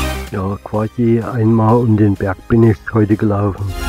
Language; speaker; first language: German; native; German